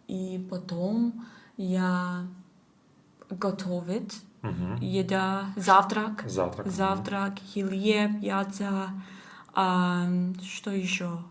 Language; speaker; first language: Russian; non-native, learner; English